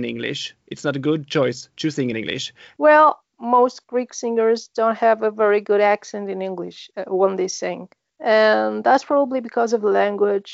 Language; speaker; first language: English; non-native, fluent; Greek